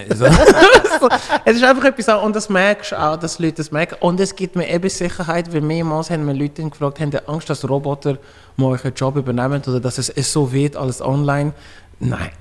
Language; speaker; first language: German; non-native, fluent; Lingala